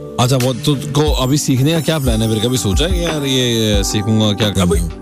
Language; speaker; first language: Urdu; native; Urdu